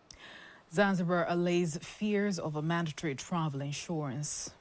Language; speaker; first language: English; non-native, local second language; Swahili